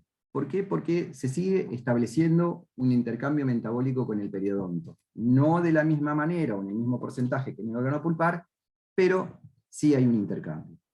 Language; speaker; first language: Spanish; native; Spanish